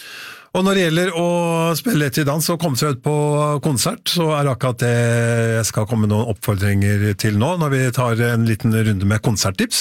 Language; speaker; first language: Norwegian; native; Norwegian